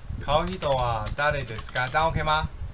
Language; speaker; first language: Chinese; native; Chinese